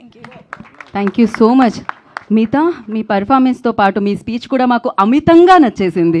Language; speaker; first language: Telugu; native; Telugu